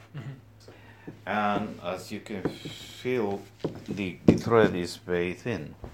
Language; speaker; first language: English; non-native, fluent; Spanish